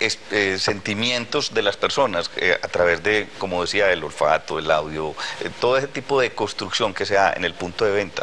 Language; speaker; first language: Spanish; native; Spanish